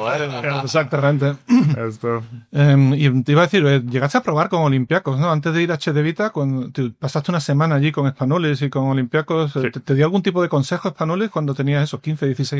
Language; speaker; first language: Spanish; native; Spanish